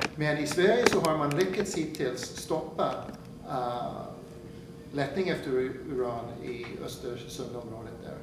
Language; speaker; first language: Swedish; non-native, fluent; English